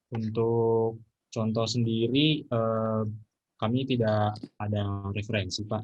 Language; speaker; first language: Indonesian; native; Indonesian